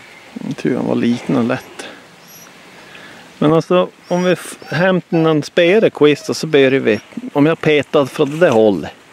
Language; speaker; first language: Swedish; native; Swedish